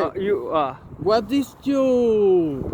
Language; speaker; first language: English; non-native, learner; Spanish